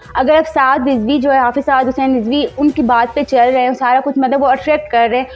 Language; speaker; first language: Urdu; non-native, local second language; Punjabi